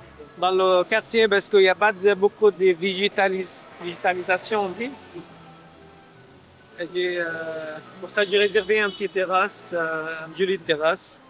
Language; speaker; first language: French; non-native, fluent; Arabic